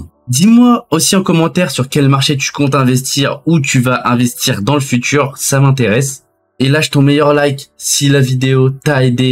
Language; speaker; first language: French; native; French